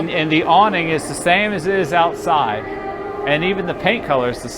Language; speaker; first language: English; native; English